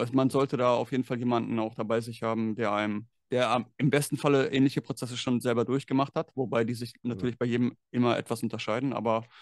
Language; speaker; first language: German; native; German